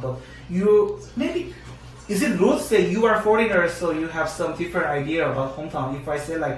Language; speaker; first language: English; non-native, learner; Korean